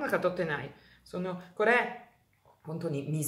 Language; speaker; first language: Japanese; non-native, learner; Italian